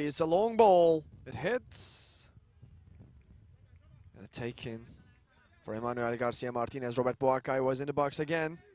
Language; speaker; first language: English; non-native, fluent; Turkish